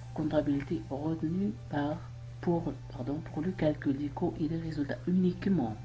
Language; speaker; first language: French; non-native, local second language; Arabic